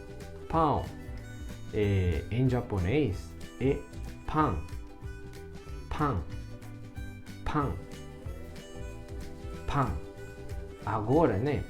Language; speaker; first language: Portuguese; non-native, fluent; Japanese